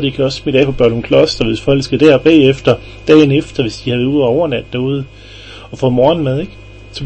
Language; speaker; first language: Danish; native; Danish